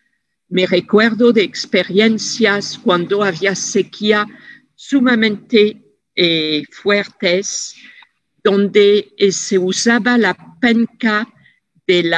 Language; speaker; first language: Spanish; non-native, fluent; French